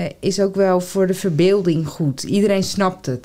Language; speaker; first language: Dutch; native; Dutch